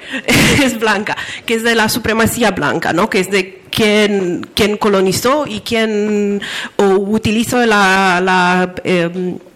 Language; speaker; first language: Spanish; non-native, fluent; Romanian